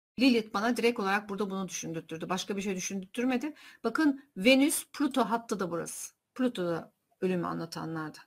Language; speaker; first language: Turkish; early bilingual, heritage; Turkish